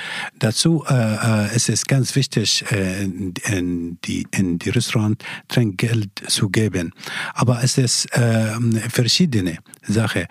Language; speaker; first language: German; non-native, learner; Persian